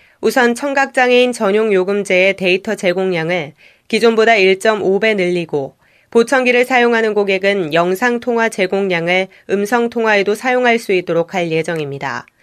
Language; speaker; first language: Korean; native; Korean